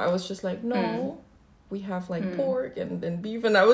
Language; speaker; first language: English; non-native, fluent; Chinese